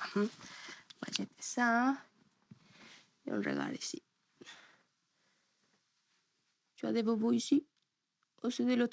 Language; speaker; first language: French; non-native, learner; Spanish